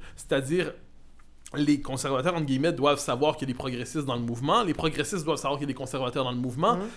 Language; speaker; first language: French; native; French